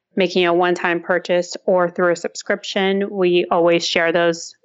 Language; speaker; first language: English; early bilingual, other home language; Russian